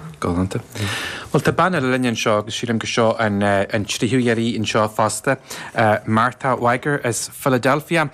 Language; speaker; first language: Irish; native; Irish